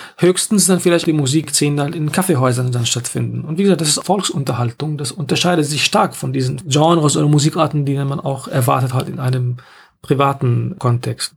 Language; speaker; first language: German; non-native, fluent; Arabic